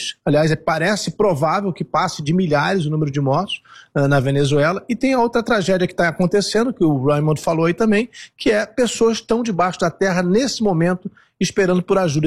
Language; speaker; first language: Portuguese; native; Portuguese